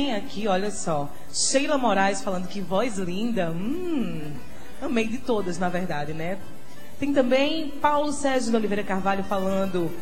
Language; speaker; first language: Portuguese; native; Portuguese